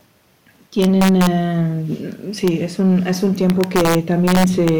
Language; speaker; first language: Spanish; non-native, fluent; German